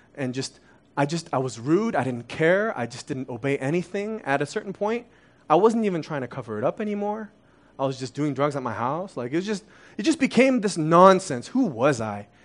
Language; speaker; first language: English; early bilingual, other home language; Korean